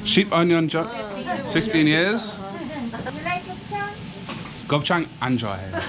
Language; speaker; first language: Korean; non-native, learner; English